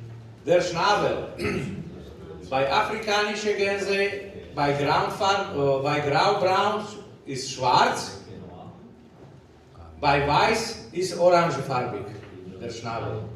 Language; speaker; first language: German; non-native, learner; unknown